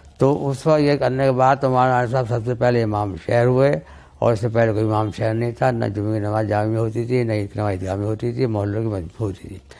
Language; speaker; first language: Urdu; native; Urdu